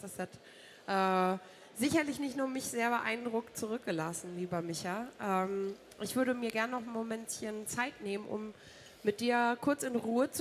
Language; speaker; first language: German; native; German